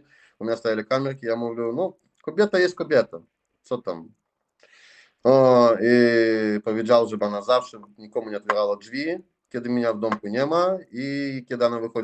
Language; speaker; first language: Polish; non-native, learner; Russian